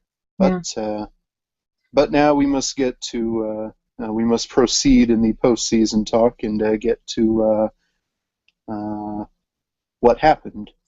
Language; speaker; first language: English; native; English